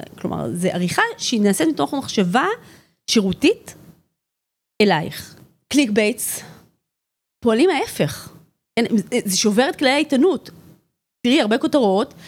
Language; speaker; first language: Hebrew; native; Hebrew